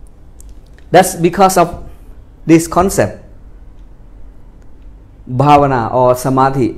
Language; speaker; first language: English; non-native, fluent; Khmer